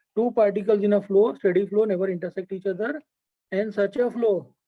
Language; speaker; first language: English; non-native, local second language; Gujarati